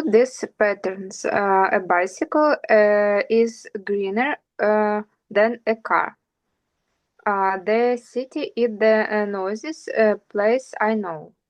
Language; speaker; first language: English; non-native, learner; Russian